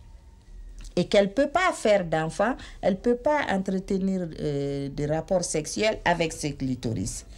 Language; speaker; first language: French; non-native, local second language; Bambara